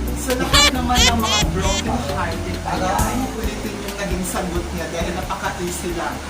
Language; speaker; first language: Filipino; non-native, local second language; Waray